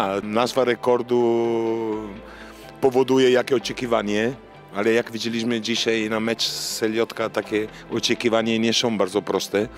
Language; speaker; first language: Polish; non-native, learner; Italian